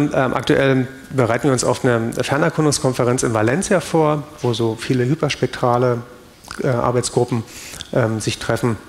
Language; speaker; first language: German; native; German